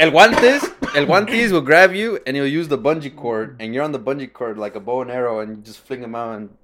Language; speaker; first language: English; early bilingual, other home language; Spanish